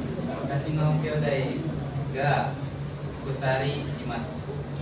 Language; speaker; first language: Japanese; non-native, learner; Indonesian